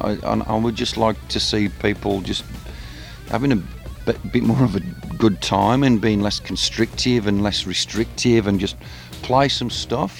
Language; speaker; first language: English; native; English